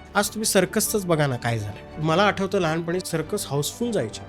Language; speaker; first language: Marathi; native; Marathi